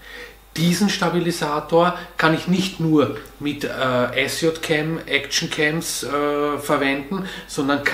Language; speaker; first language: German; native; German